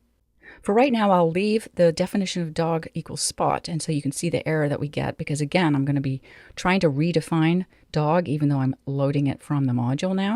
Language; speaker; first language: English; native; English